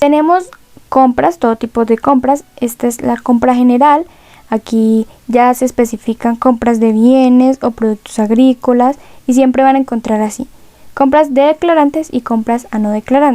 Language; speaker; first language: Spanish; native; Spanish